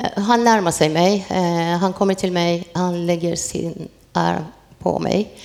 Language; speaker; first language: Swedish; non-native, fluent; Persian